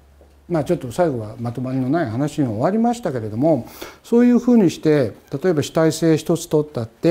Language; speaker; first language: Japanese; native; Japanese